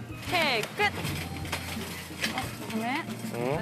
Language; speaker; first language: Korean; non-native, learner; German